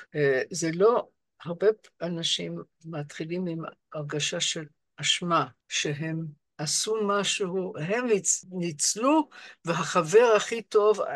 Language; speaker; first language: Hebrew; non-native, fluent; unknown